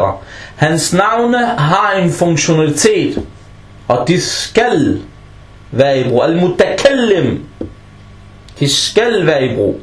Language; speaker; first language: Danish; early bilingual, other home language; Arabic